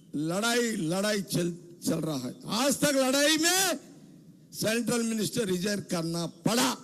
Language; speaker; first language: Hindi; non-native, local second language; Telugu